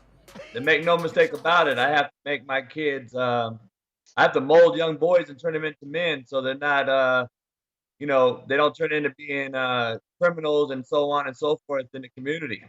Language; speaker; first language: English; native; English